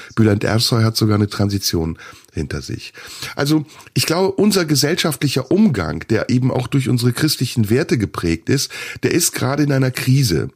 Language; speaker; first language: German; early bilingual, other home language; Turkish